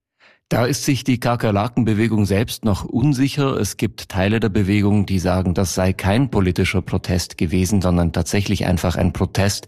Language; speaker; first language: German; native; German